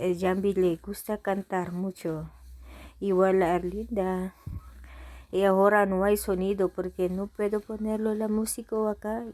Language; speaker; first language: Spanish; non-native, learner; Filipino